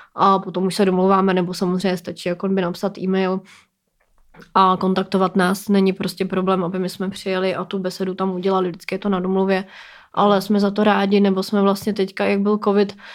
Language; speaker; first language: Czech; native; Czech